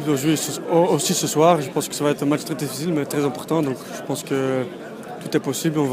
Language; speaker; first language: French; non-native, local second language; Dutch